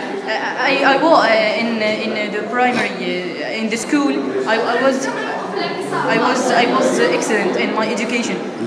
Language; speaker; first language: English; non-native, learner; Arabic